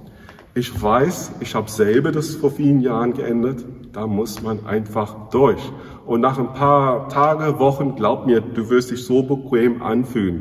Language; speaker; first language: German; non-native, fluent; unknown